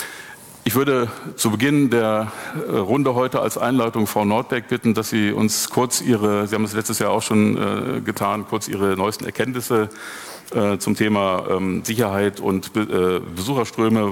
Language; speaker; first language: German; native; German